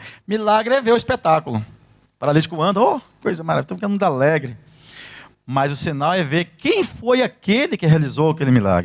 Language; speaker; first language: Portuguese; native; Portuguese